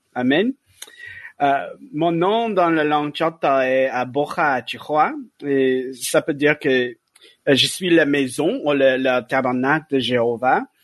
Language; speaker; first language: French; non-native, learner; English